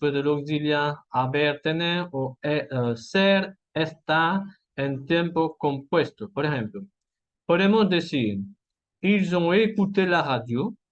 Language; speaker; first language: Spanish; non-native, fluent; French